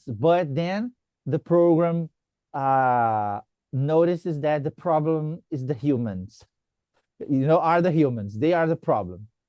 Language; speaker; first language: English; non-native, fluent; Portuguese